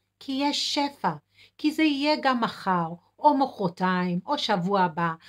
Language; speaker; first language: Hebrew; non-native, fluent; English